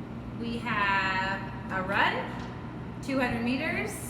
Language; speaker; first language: English; native; English